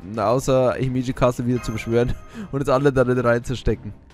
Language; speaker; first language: German; native; German